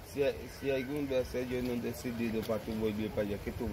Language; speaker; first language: Spanish; non-native, learner; Haitian Creole